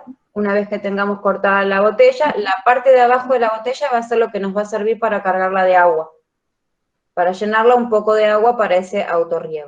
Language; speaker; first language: Spanish; native; Spanish